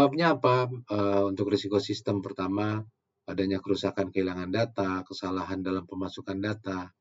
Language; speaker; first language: Indonesian; native; Indonesian